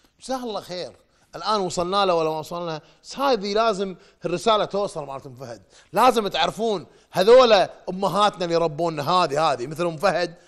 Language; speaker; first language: Arabic; native; Arabic